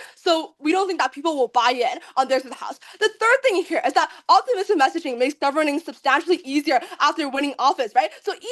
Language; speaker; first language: English; non-native, fluent; Chinese